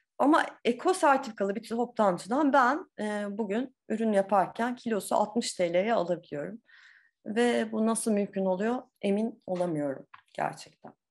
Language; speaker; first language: Turkish; native; Turkish